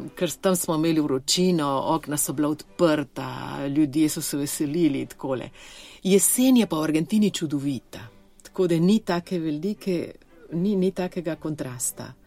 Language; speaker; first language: Slovenian; early bilingual, heritage; Slovenian